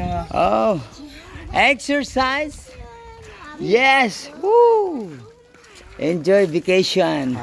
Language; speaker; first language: English; non-native, local second language; Filipino